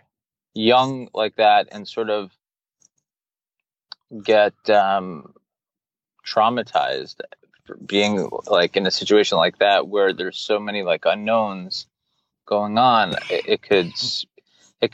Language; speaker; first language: English; native; English